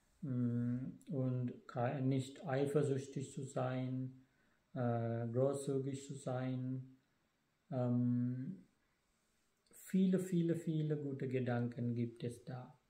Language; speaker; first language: German; non-native, fluent; Sinhala